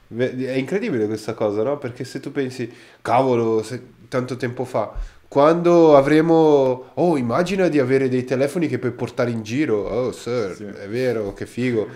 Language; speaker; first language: Italian; native; Italian